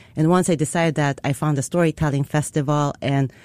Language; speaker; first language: English; non-native, local second language; Filipino